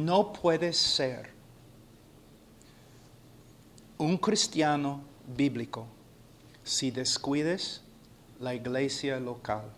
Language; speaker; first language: Spanish; non-native, fluent; English